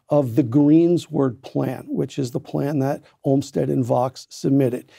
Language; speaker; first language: English; native; English